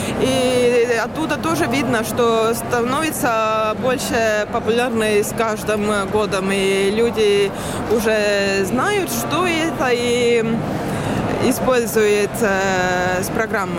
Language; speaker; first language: Russian; non-native, learner; Estonian